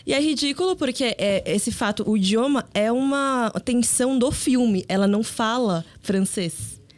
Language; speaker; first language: Portuguese; early bilingual, other home language; Korean